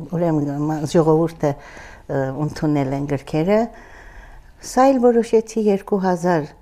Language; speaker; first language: Armenian; early bilingual, heritage; Armenian